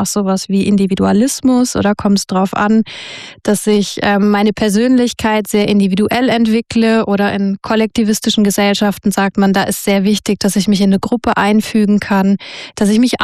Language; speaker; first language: German; native; German